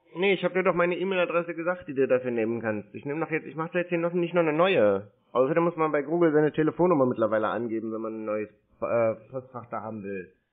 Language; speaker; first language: German; native; German